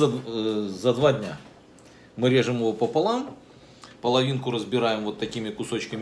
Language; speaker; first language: Russian; native; Russian